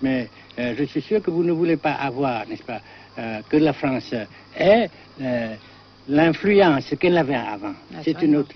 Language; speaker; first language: French; non-native, local second language; Vietnamese